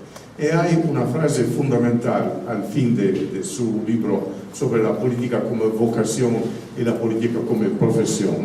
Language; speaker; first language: Spanish; non-native, fluent; Italian